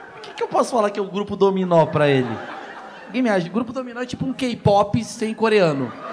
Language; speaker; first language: Portuguese; native; Portuguese